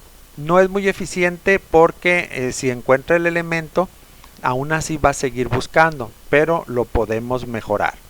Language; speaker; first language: Spanish; native; Spanish